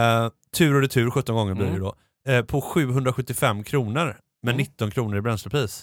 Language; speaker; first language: Swedish; native; Swedish